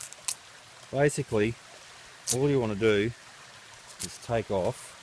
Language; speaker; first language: English; native; English